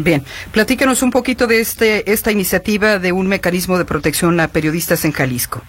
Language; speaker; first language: Spanish; native; Spanish